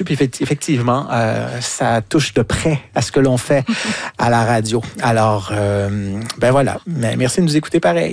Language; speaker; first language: French; native; French